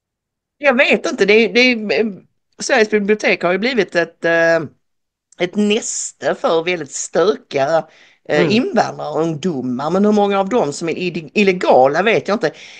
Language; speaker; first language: Swedish; native; Swedish